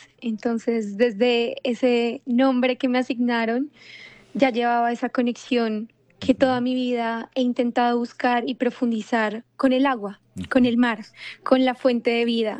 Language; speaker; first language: Spanish; native; Spanish